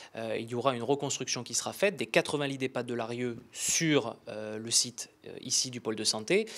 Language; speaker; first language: French; native; French